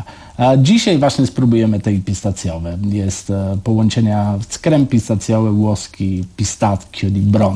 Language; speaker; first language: Polish; non-native, learner; Italian